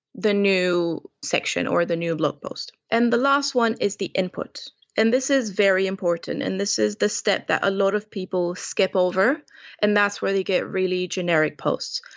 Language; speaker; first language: English; non-native, fluent; Romanian